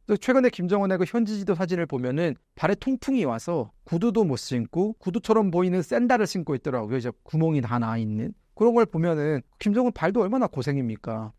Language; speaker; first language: Korean; native; Korean